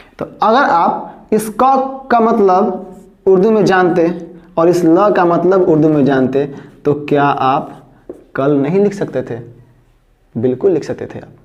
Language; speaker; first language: Hindi; native; Hindi